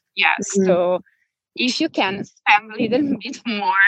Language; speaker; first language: English; non-native, fluent; Italian